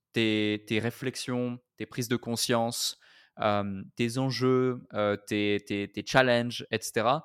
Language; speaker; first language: French; native; French